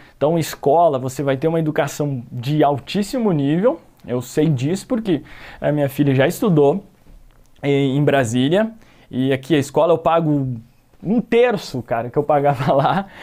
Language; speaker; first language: Portuguese; native; Portuguese